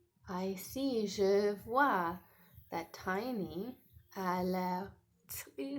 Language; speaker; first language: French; non-native, fluent; English